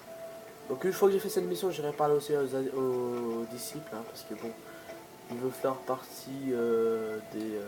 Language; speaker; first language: French; native; French